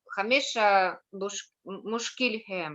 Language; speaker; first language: Hindi; non-native, learner; Russian